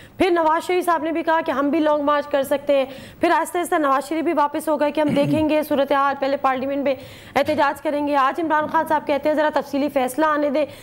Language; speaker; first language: Urdu; native; Urdu